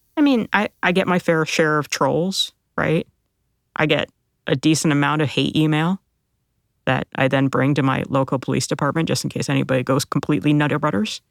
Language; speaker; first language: English; early bilingual, other home language; Filipino